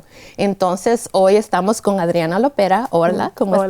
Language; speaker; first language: Spanish; early bilingual, heritage; Spanish